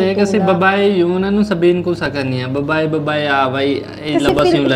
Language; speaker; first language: Filipino; non-native, learner; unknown